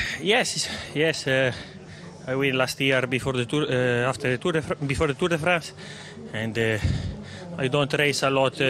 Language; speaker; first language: English; non-native, learner; Italian